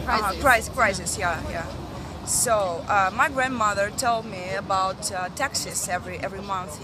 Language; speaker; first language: English; non-native, learner; Russian